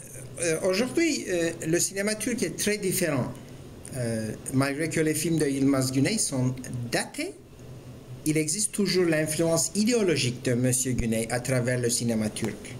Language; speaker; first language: French; non-native, fluent; Turkish